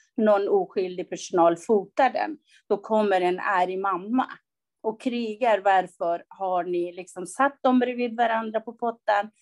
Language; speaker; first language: Swedish; non-native, fluent; Persian